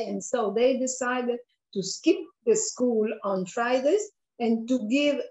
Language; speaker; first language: English; non-native, fluent; Italian